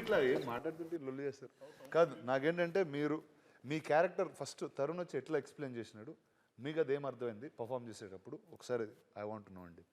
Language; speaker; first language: Telugu; native; Telugu